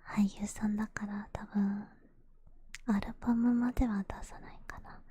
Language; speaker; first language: Japanese; non-native, fluent; English